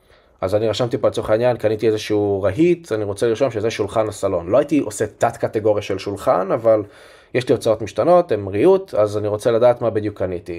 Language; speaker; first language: Hebrew; native; Hebrew